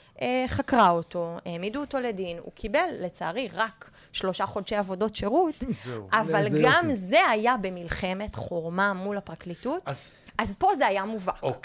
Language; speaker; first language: Hebrew; native; Hebrew